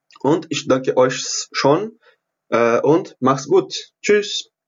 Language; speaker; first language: German; non-native, learner; Portuguese